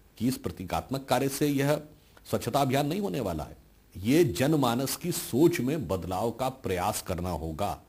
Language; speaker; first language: Hindi; native; Hindi